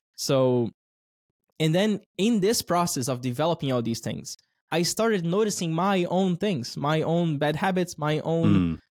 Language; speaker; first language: English; non-native, fluent; Portuguese